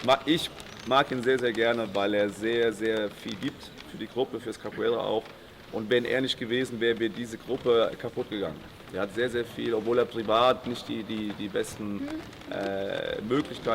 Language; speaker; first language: German; non-native, fluent; Portuguese